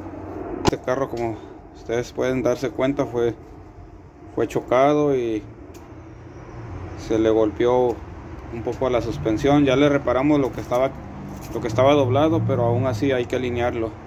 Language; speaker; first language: Spanish; native; Spanish